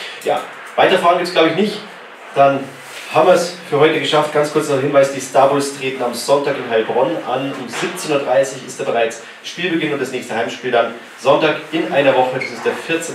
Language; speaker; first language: German; native; German